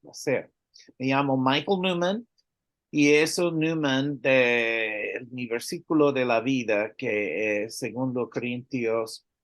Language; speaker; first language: Spanish; non-native, learner; English